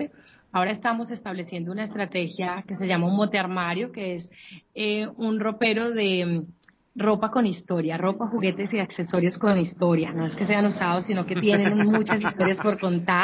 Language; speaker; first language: Spanish; native; Spanish